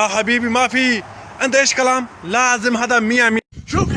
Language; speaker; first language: Arabic; non-native, learner; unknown